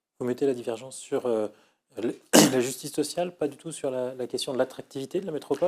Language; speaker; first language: French; native; French